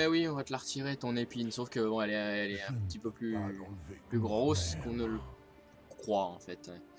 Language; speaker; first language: French; native; French